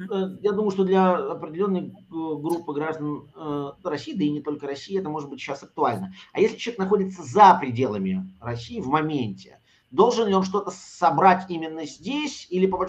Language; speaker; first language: Russian; native; Russian